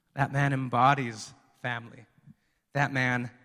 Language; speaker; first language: English; early bilingual, other home language; Spanish